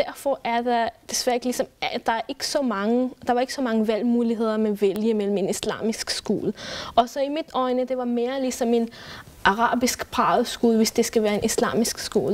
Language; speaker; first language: Danish; non-native, fluent; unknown